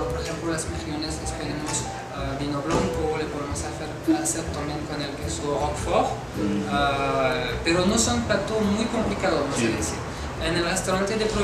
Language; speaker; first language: Spanish; non-native, fluent; French